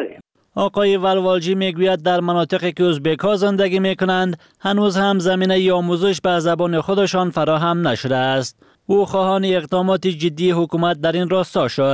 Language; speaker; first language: Persian; native; Persian